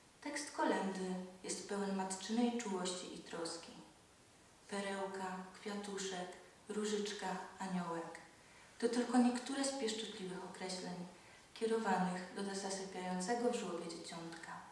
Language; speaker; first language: Polish; native; Polish